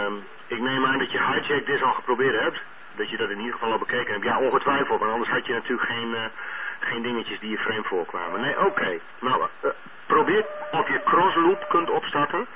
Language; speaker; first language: Dutch; native; Dutch